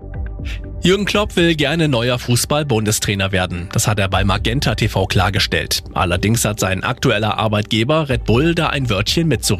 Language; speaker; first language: German; native; German